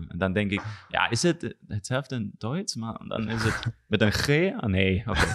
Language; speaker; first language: Dutch; non-native, learner; German